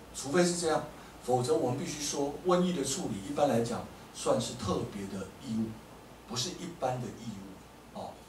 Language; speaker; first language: Chinese; native; Chinese